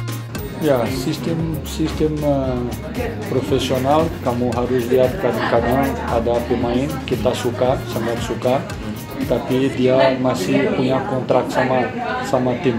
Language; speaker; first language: Indonesian; non-native, fluent; Portuguese